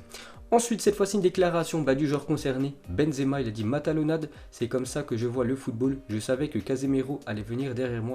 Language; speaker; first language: French; native; French